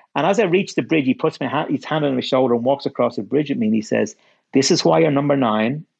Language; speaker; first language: English; native; English